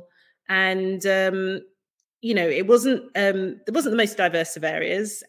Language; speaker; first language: English; native; English